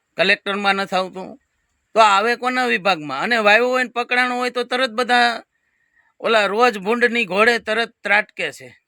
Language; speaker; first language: Gujarati; native; Gujarati